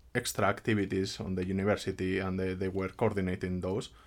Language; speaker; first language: English; non-native, fluent; Spanish